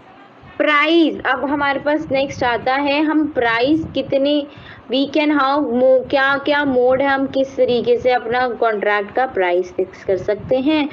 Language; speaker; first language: Hindi; native; Hindi